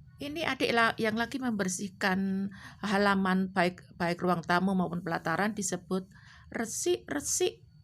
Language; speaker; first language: Indonesian; non-native, local second language; Javanese